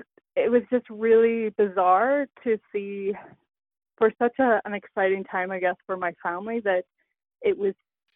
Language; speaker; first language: English; native; English